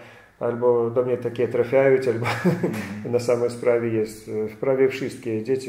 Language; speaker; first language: Polish; non-native, fluent; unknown